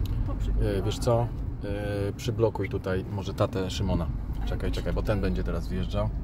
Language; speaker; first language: Polish; native; Polish